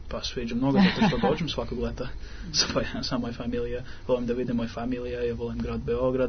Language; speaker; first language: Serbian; early bilingual, heritage; English